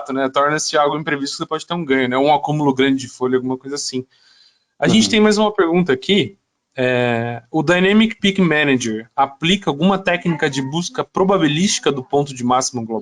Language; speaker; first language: Portuguese; native; Portuguese